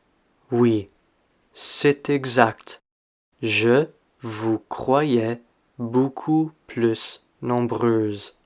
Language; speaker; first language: French; non-native, fluent; English